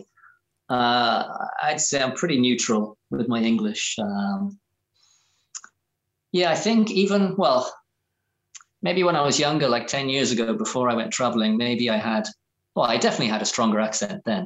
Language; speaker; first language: English; native; English